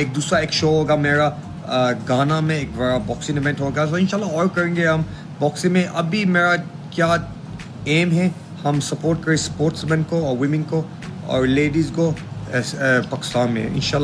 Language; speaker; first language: Hindi; early bilingual, heritage; Hindi